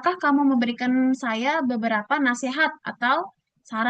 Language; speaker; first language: Indonesian; native; Indonesian